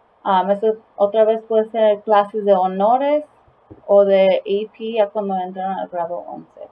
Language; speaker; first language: Spanish; early bilingual, heritage; Spanish